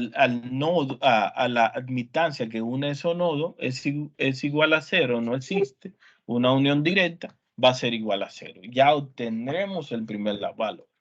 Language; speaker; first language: Spanish; native; Spanish